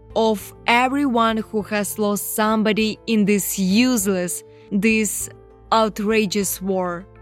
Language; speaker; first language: English; non-native, fluent; Ukrainian